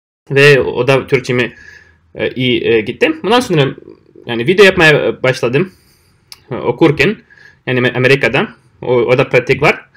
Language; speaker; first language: Turkish; non-native, fluent; Russian